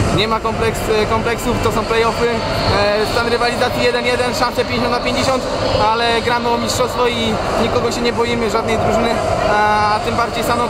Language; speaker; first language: Polish; native; Polish